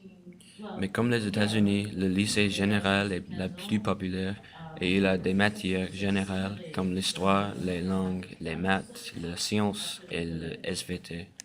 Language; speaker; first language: French; non-native, learner; English